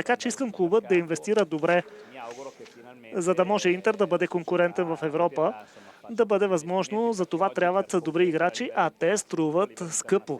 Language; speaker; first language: Bulgarian; non-native, fluent; Italian